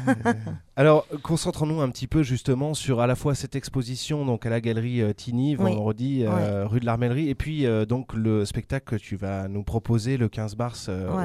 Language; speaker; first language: French; native; French